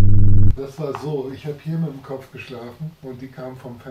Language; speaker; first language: German; native; German